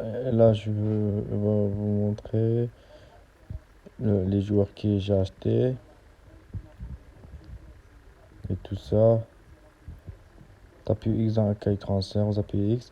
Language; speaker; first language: French; native; French